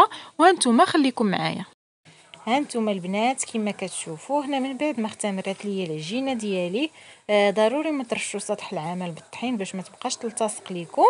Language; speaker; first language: Arabic; native; Arabic